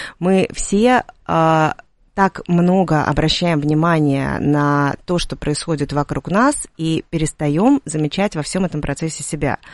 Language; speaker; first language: Russian; native; Russian